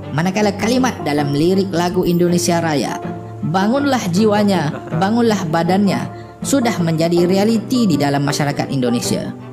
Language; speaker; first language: Malay; native; Malay